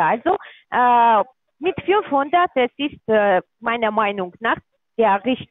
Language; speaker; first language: German; non-native, learner; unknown